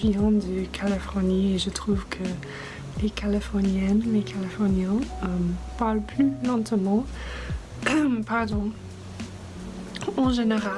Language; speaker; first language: French; non-native, fluent; English